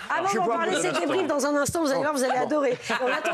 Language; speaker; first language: French; native; French